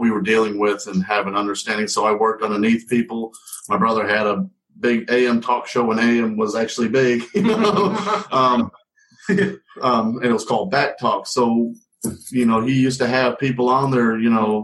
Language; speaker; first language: English; native; English